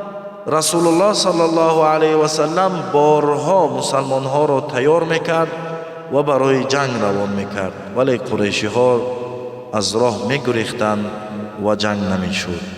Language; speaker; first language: Persian; native; Persian